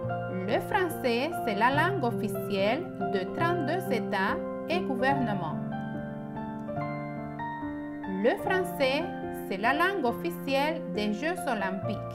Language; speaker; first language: French; non-native, fluent; Spanish